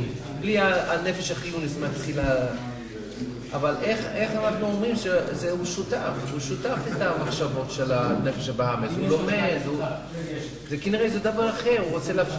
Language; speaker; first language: Hebrew; non-native, fluent; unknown